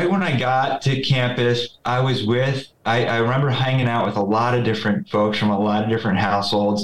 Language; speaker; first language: English; native; English